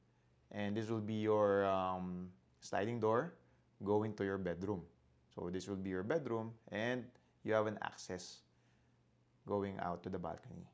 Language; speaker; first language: English; non-native, local second language; Filipino